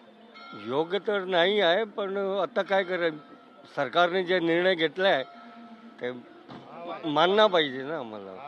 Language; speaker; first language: Marathi; non-native, learner; Hindi